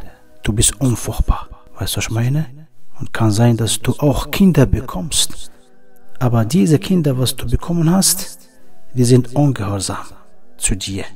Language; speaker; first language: German; non-native, fluent; Arabic